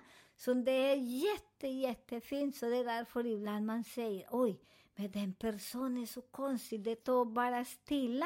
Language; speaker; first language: Swedish; non-native, learner; Spanish